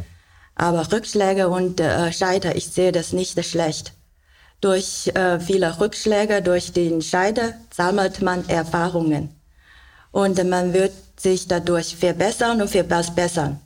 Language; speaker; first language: German; non-native, learner; Chinese